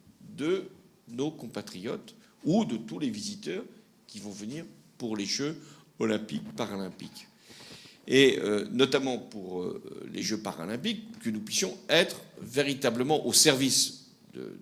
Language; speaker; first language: French; native; French